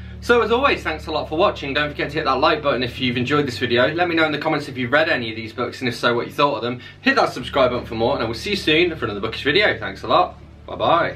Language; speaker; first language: English; native; English